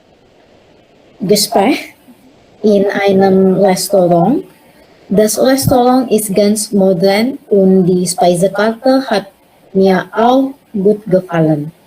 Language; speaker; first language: German; non-native, learner; Indonesian